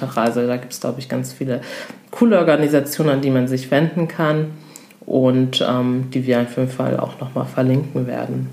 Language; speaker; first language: German; early bilingual, other home language; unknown